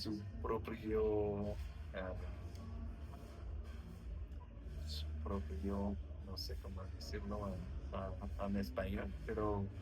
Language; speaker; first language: Spanish; non-native, learner; French